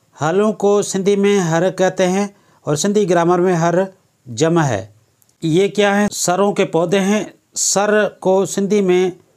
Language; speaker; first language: Urdu; non-native, local second language; Sindhi